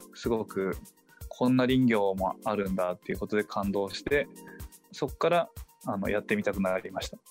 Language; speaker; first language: Japanese; native; Japanese